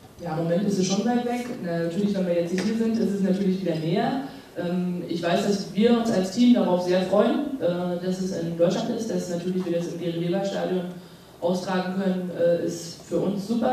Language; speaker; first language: German; native; German